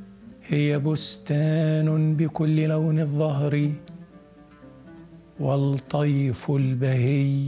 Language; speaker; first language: Arabic; native; Arabic